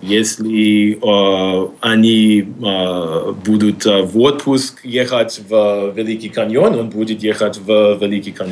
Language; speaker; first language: Russian; non-native, fluent; English